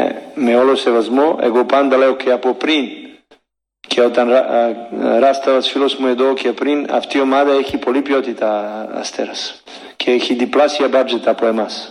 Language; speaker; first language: Greek; non-native, learner; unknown